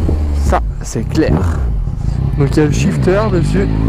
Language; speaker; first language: French; native; French